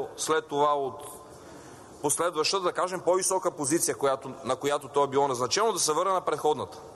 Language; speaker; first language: Bulgarian; native; Bulgarian